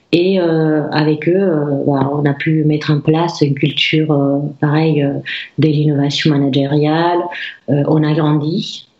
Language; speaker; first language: French; non-native, fluent; Spanish